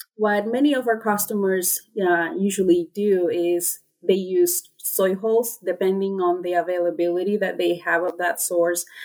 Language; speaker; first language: English; non-native, fluent; Spanish